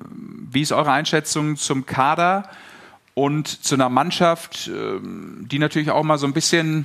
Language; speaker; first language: German; native; German